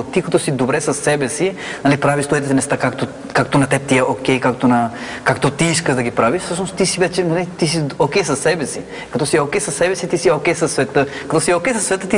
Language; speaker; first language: Bulgarian; non-native, fluent; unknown